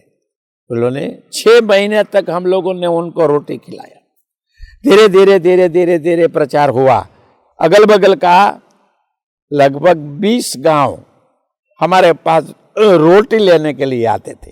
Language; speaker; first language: Hindi; non-native, local second language; Bangla